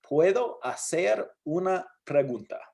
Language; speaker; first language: Spanish; non-native, fluent; English